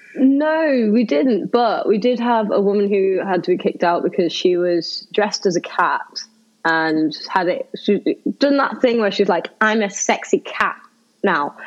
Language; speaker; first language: English; native; English